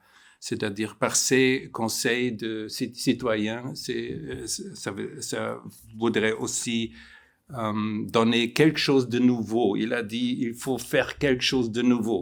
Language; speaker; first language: French; non-native, fluent; German